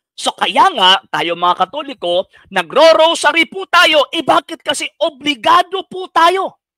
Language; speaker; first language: Filipino; non-native, local second language; Cebuano